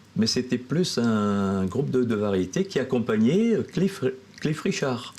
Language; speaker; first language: French; non-native, local second language; Javanese